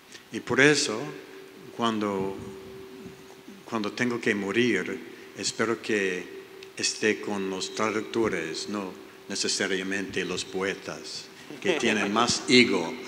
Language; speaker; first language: Spanish; non-native, learner; English